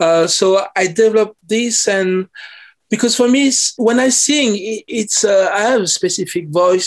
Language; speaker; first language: English; non-native, fluent; French